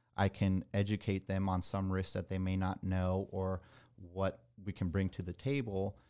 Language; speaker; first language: English; early bilingual, other home language; Spanish